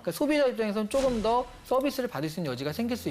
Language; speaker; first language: Korean; native; Korean